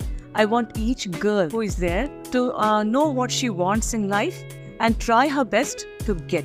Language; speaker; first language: English; non-native, local second language; Kannada